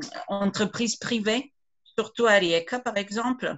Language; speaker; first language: French; non-native, fluent; Croatian